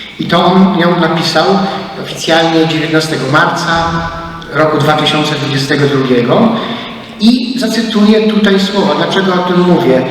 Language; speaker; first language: Polish; native; Polish